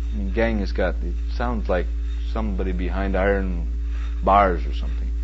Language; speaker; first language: English; native; English